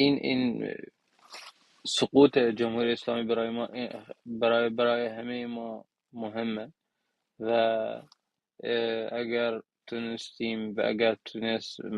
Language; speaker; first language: Persian; non-native, local second language; Arabic